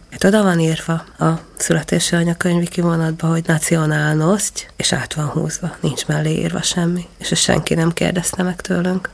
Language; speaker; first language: Hungarian; native; Hungarian